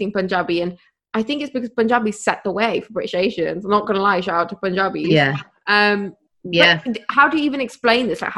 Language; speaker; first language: English; native; English